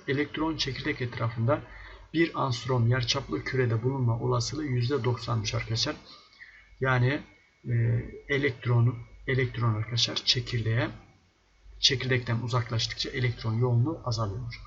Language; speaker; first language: Turkish; native; Turkish